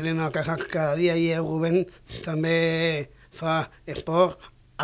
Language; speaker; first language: Catalan; non-native, local second language; Spanish